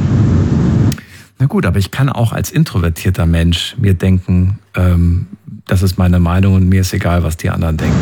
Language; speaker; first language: German; native; German